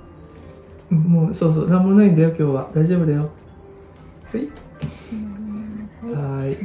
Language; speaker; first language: Japanese; native; Japanese